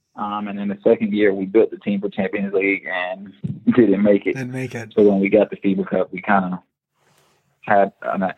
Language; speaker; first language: English; native; English